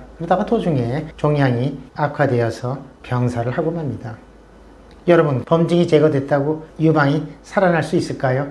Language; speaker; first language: Korean; native; Korean